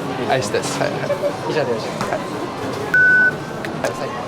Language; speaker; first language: Japanese; non-native, learner; English